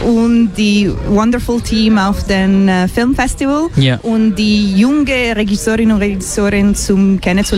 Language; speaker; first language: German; non-native, learner; English